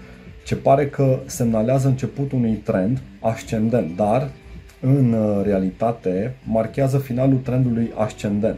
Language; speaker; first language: Romanian; native; Romanian